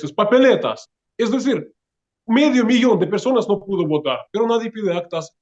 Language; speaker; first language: Spanish; non-native, fluent; Russian